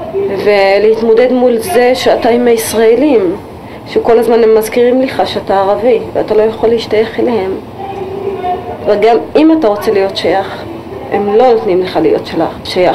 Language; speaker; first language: Hebrew; non-native, local second language; Arabic